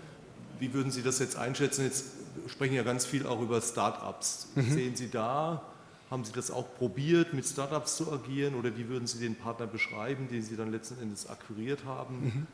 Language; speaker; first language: German; native; German